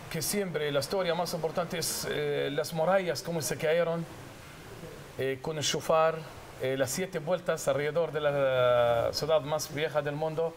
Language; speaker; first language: Spanish; non-native, fluent; Arabic